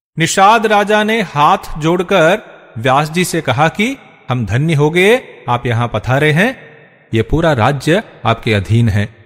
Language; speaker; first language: Hindi; native; Hindi